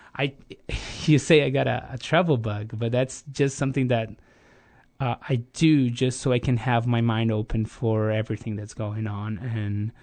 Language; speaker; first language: English; non-native, fluent; Portuguese